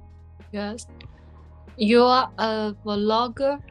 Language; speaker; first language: English; non-native, learner; Chinese